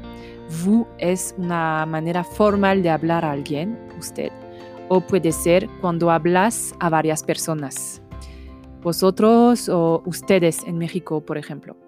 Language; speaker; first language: Spanish; non-native, fluent; French